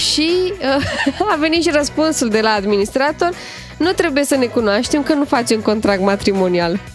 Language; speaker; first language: Romanian; native; Romanian